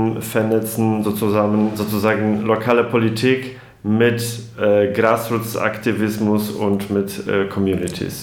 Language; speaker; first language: German; non-native, fluent; Polish